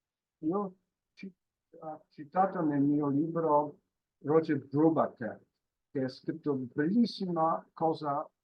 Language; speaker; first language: Italian; non-native, fluent; Polish